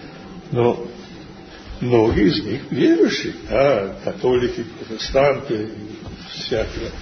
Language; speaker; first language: Russian; non-native, fluent; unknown